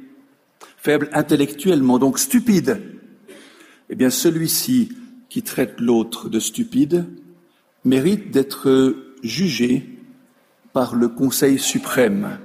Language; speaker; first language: French; native; French